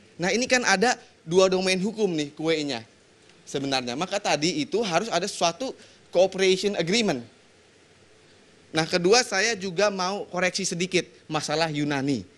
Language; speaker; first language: Indonesian; native; Indonesian